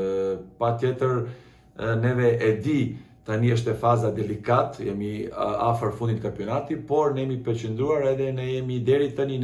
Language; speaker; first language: Albanian; non-native, learner; Serbian